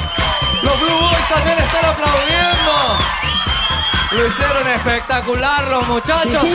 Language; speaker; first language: Spanish; native; Spanish